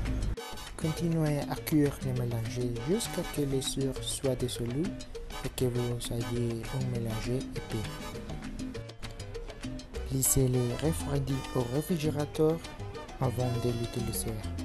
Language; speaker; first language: French; non-native, learner; Spanish